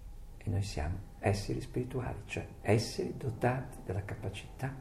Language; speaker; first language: Italian; native; Italian